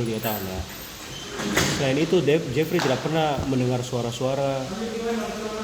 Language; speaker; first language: Indonesian; native; Indonesian